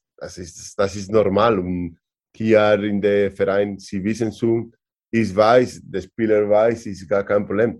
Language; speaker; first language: German; non-native, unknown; Spanish